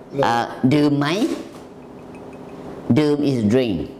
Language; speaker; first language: English; non-native, learner; Thai